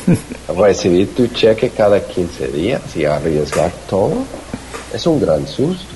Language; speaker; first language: Spanish; early bilingual, heritage; Spanish